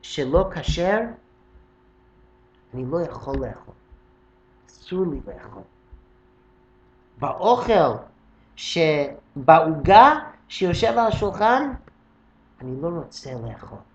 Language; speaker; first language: Hebrew; non-native, fluent; English